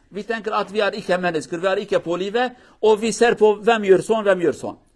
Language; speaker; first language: Norwegian; non-native, learner; Kurdish